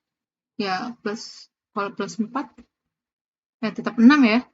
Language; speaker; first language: Indonesian; native; Indonesian